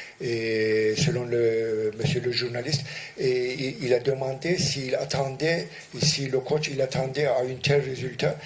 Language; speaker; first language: French; non-native, fluent; Turkish